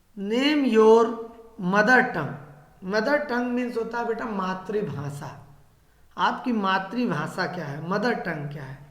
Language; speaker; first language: Hindi; native; Hindi